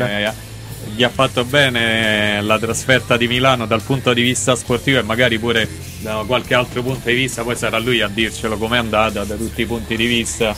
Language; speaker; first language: Italian; native; Italian